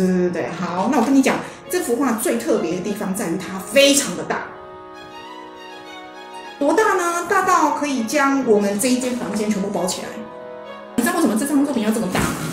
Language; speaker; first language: Chinese; native; Chinese